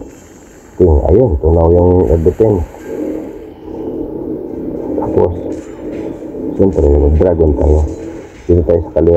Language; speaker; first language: Filipino; native; Filipino